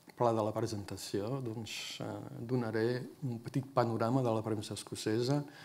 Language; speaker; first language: Catalan; non-native, fluent; English